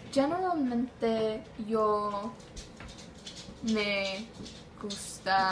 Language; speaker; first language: Spanish; non-native, learner; English